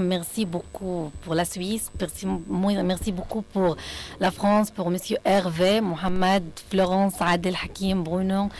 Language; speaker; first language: French; non-native, fluent; Arabic